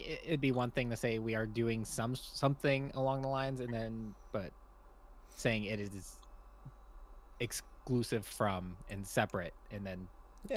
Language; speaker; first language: English; native; English